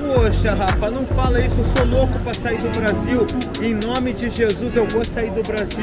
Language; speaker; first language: Portuguese; native; Portuguese